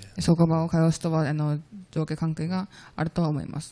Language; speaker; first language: Japanese; non-native, learner; Korean